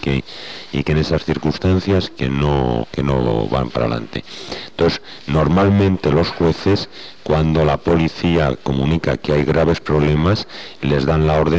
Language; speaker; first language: Spanish; native; Spanish